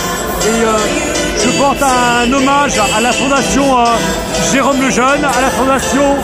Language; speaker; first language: French; native; French